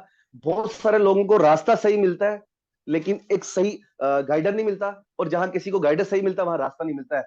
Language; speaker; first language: Hindi; native; Hindi